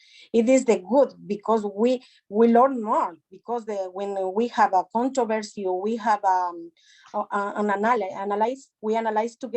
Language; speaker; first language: English; non-native, learner; Spanish